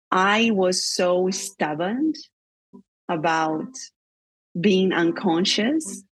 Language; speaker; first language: English; non-native, fluent; Portuguese